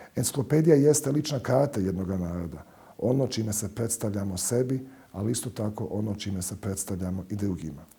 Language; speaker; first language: Bosnian; native; Bosnian